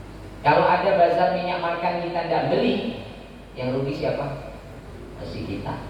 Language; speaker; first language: Indonesian; native; Indonesian